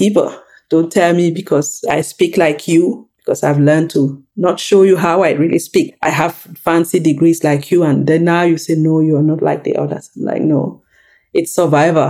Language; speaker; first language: English; non-native, local second language; French